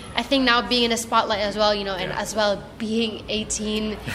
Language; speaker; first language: English; non-native, local second language; Filipino